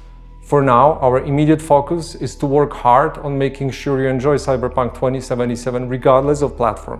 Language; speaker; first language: English; non-native, fluent; Polish